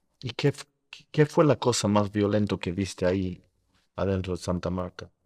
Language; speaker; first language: Spanish; early bilingual, heritage; Spanish